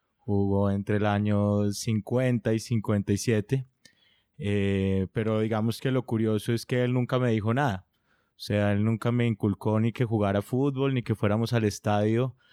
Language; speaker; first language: Spanish; native; Spanish